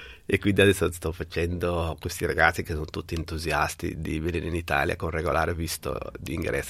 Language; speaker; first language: Italian; non-native, fluent; Somali